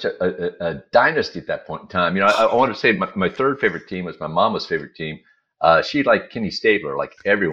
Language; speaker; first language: English; native; English